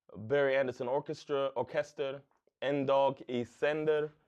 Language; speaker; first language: Swedish; non-native, learner; English